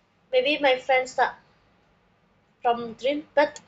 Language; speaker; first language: English; non-native, learner; Indonesian